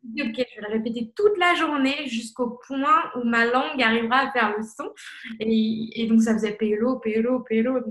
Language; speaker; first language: French; native; French